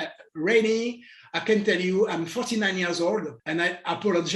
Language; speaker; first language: English; non-native, learner; French